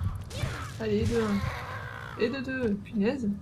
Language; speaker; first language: French; native; French